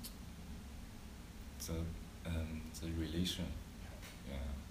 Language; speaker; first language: English; non-native, learner; Chinese